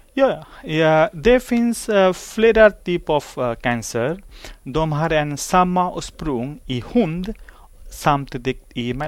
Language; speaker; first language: Swedish; non-native, learner; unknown